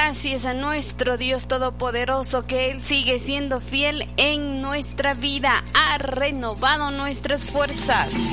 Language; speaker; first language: Spanish; native; Spanish